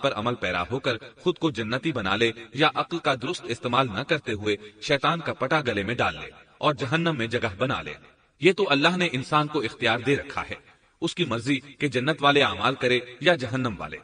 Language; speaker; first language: Urdu; native; Urdu